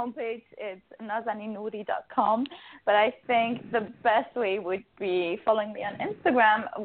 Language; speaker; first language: English; non-native, fluent; Swiss German